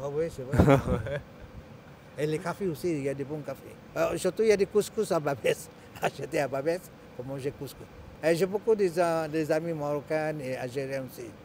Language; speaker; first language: French; non-native, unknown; Malay